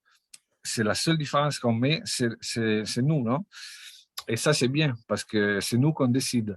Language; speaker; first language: French; non-native, fluent; Portuguese